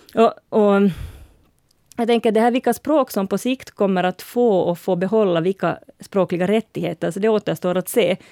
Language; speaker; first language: Swedish; native; Swedish